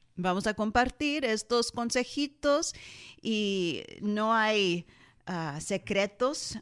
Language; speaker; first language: Spanish; early bilingual, heritage; Spanish